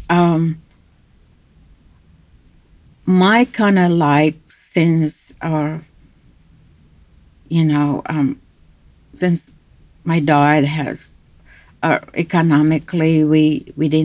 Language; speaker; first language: English; non-native, local second language; Cebuano